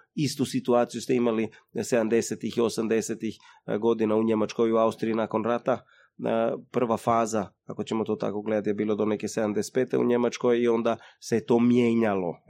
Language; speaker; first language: Croatian; early bilingual, heritage; Croatian